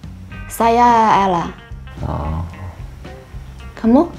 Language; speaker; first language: Indonesian; non-native, learner; Chinese